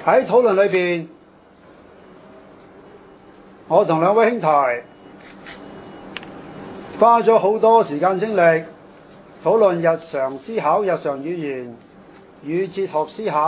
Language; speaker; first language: Chinese; non-native, local second language; Cantonese